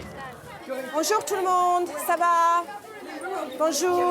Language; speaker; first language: French; non-native, fluent; English